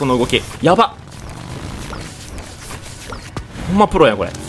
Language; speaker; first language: Japanese; native; Japanese